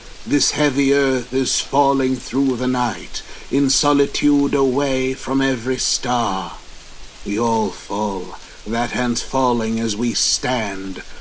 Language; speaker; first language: English; native; English